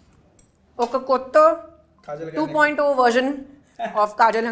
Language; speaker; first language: Telugu; non-native, learner; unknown